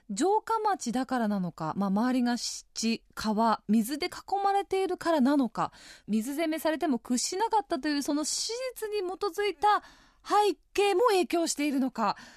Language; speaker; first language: Japanese; native; Japanese